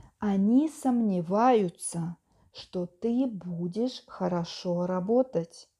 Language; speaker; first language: Russian; non-native, fluent; Spanish